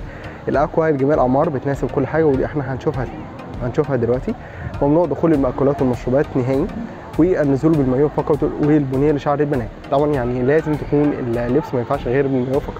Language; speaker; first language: Arabic; native; Arabic